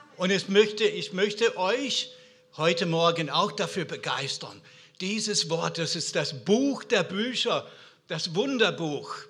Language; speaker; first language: German; non-native, fluent; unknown